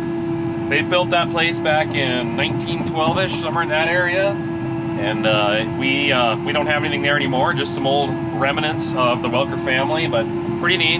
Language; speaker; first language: English; native; English